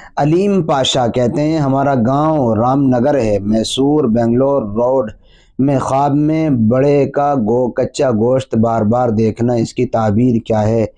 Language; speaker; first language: Urdu; native; Urdu